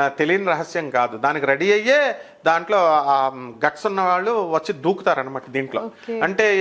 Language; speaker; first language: Telugu; native; Telugu